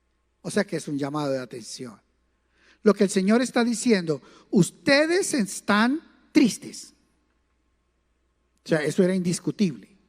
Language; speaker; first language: Spanish; native; Spanish